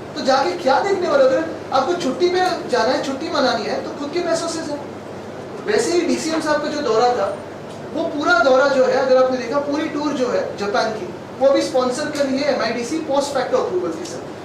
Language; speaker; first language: Hindi; non-native, local second language; Marathi